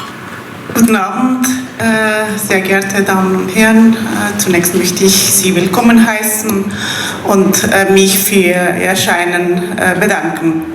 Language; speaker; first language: German; non-native, fluent; Pashto